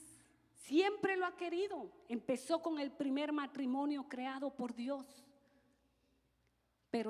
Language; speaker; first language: Spanish; native; Spanish